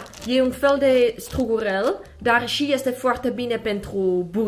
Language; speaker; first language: Romanian; non-native, learner; Dutch